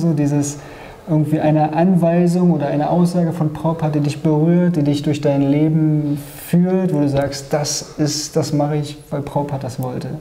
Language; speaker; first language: German; native; German